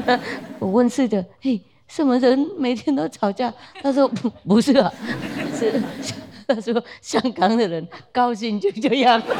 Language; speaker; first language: Chinese; non-native, fluent; Vietnamese